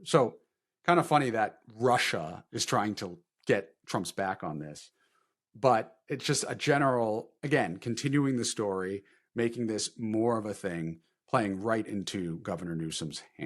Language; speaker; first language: English; native; English